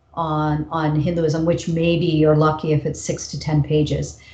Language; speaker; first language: English; native; English